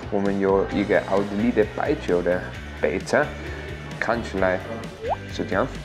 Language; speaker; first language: Chinese; non-native, fluent; German